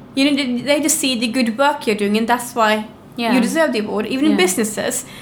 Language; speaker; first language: English; non-native, fluent; Norwegian